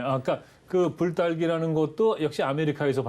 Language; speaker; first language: Korean; native; Korean